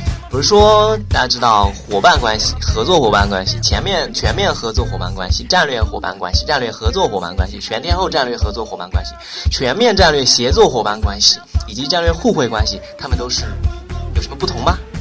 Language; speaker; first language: Chinese; native; Chinese